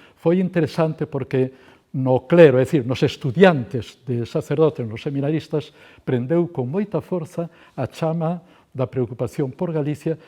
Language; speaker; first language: Galician; native; Galician